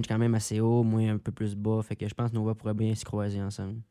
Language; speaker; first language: French; native; French